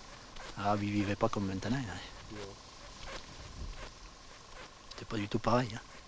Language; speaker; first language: French; native; French